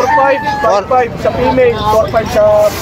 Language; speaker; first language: Filipino; native; Filipino